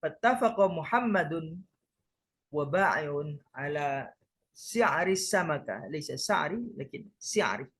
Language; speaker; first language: Arabic; non-native, fluent; Indonesian